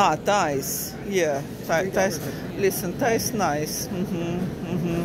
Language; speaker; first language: English; non-native, learner; Russian